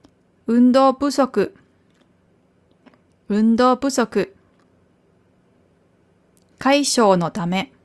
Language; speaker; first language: Japanese; non-native, fluent; German